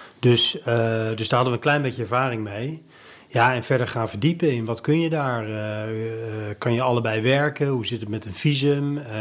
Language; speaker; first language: Dutch; native; Dutch